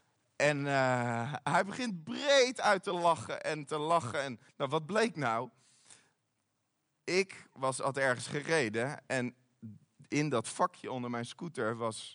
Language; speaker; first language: Dutch; native; Dutch